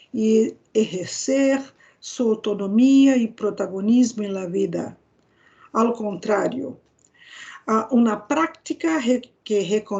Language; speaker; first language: Spanish; non-native, fluent; Portuguese